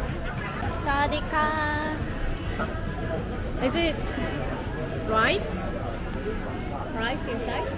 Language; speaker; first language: English; non-native, learner; Korean